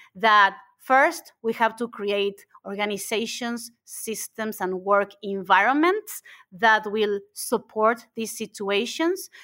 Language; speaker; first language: English; non-native, fluent; Spanish